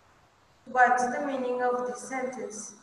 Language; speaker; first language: English; non-native, fluent; Spanish